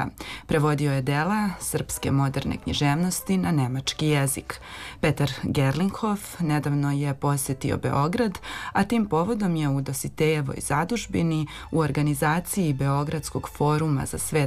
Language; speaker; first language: Serbian; native; Serbian